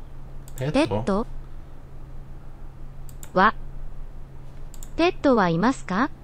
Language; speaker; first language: Japanese; non-native, learner; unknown